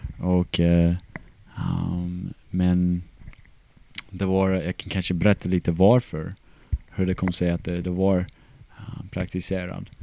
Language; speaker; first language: Swedish; non-native, fluent; English